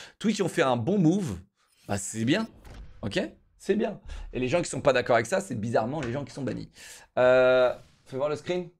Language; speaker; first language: French; native; French